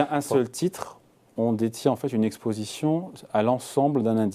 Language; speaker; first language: French; native; French